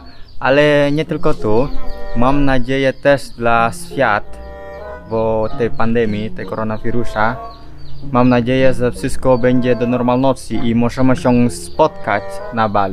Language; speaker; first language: Polish; non-native, learner; Indonesian